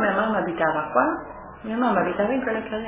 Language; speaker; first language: Italian; early bilingual, other home language; French